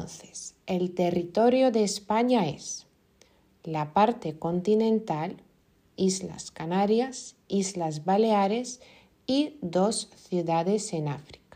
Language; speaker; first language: Spanish; non-native, fluent; Lithuanian